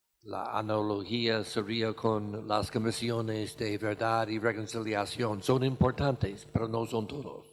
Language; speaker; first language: Spanish; non-native, fluent; English